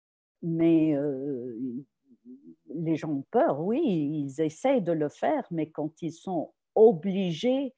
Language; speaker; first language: French; non-native, local second language; Arabic